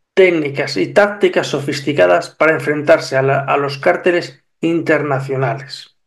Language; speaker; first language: Spanish; native; Spanish